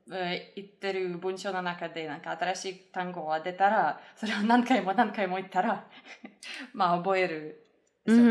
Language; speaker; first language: Japanese; non-native, fluent; Russian